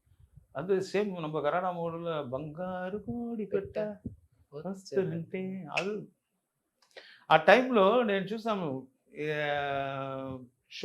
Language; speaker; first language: Telugu; non-native, learner; Tamil